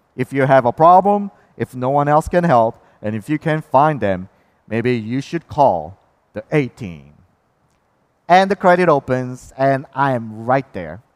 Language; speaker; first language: English; early bilingual, other home language; Korean